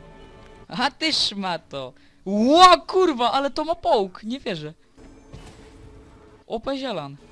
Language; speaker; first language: Polish; native; Polish